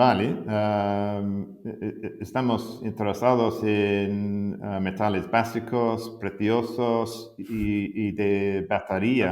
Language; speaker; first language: Spanish; non-native, fluent; English